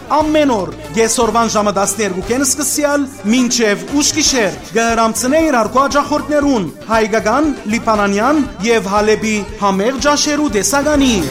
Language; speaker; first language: Armenian; early bilingual, heritage; Armenian